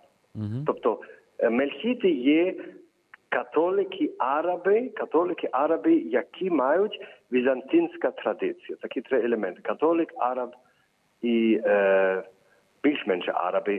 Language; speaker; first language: Ukrainian; early bilingual, heritage; Ukrainian